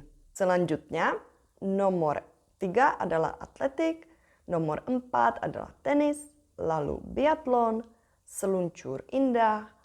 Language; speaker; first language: Indonesian; non-native, fluent; Czech